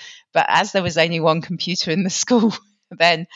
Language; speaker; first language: English; native; English